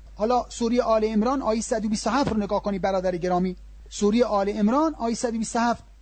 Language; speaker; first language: Persian; native; Persian